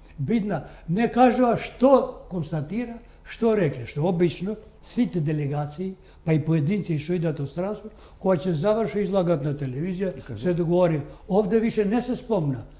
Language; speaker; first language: Macedonian; non-native, local second language; Albanian